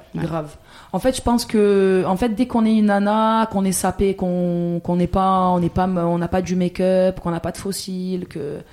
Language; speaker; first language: French; native; French